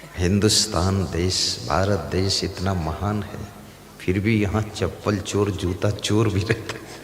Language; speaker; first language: Hindi; native; Hindi